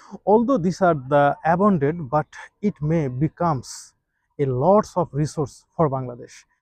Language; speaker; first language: English; non-native, local second language; Bangla